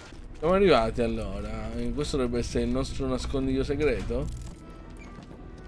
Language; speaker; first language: Italian; native; Italian